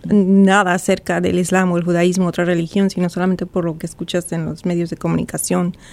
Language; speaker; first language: Spanish; native; Spanish